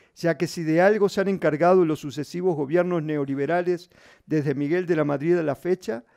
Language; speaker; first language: Spanish; native; Spanish